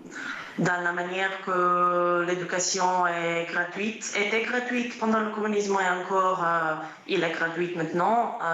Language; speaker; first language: French; non-native, fluent; Croatian